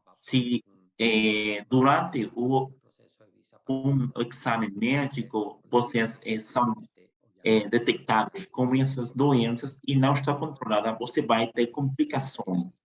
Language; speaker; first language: Portuguese; non-native, fluent; Spanish